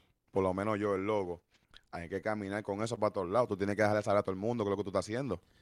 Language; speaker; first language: Spanish; early bilingual, heritage; Spanish